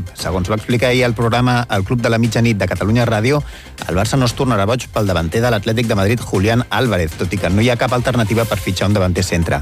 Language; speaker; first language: Catalan; native; Catalan